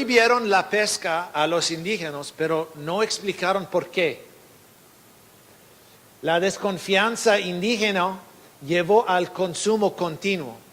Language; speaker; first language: Spanish; non-native, fluent; English